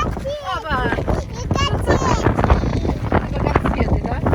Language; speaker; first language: Russian; native; Russian